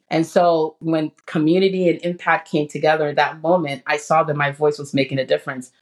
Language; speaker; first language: English; early bilingual, other home language; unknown